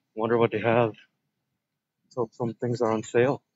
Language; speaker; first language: English; native; English